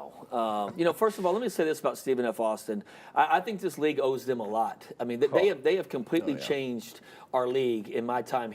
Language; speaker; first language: English; native; English